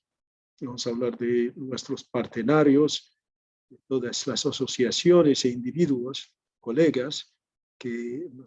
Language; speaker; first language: Spanish; non-native, fluent; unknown